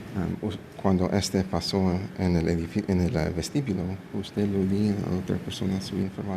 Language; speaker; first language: Spanish; early bilingual, heritage; English